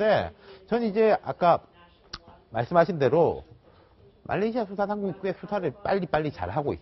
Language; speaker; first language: Korean; native; Korean